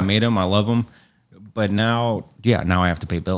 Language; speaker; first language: English; native; English